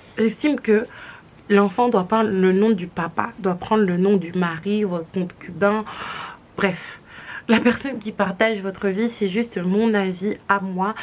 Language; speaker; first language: French; native; French